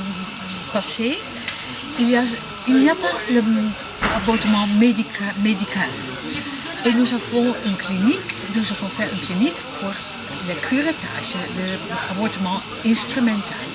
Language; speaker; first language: French; non-native, learner; Dutch